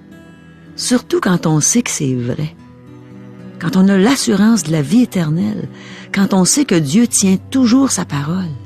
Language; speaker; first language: French; native; French